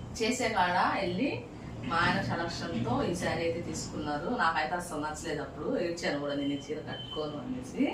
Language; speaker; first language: Telugu; non-native, local second language; Urdu